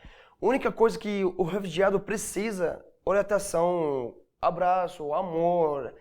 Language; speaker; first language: Portuguese; non-native, learner; Arabic